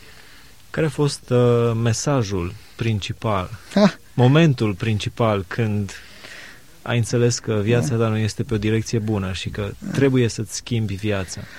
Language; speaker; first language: Romanian; native; Romanian